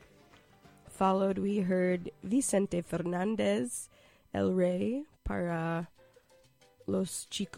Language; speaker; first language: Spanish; non-native, learner; English